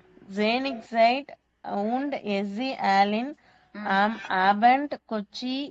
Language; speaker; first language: German; non-native, learner; Tamil